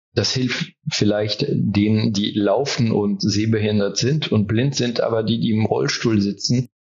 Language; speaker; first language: German; early bilingual, heritage; French